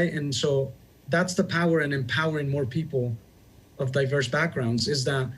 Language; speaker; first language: English; early bilingual, other home language; Spanish